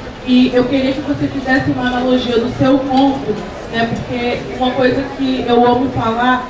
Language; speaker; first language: Portuguese; native; Portuguese